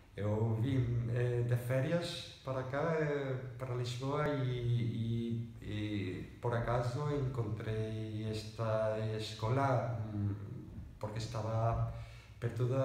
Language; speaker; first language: Portuguese; non-native, fluent; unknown